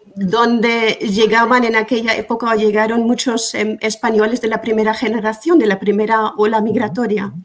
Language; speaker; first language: Spanish; non-native, fluent; German